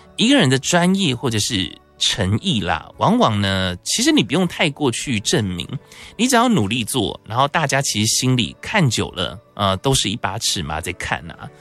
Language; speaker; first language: Chinese; native; Chinese